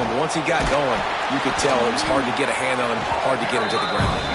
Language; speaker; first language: English; native; English